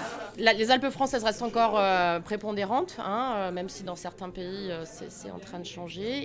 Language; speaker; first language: French; native; French